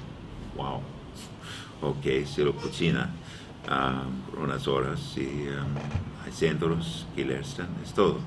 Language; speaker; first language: Spanish; non-native, learner; English